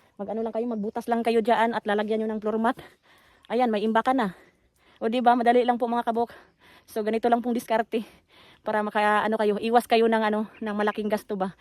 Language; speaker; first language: Filipino; non-native, local second language; Cebuano